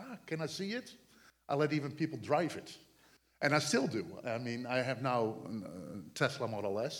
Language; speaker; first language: English; non-native, fluent; Dutch